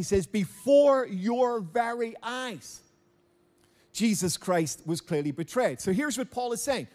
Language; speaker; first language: English; native; English